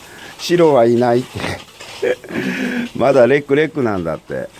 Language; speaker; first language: Japanese; native; Japanese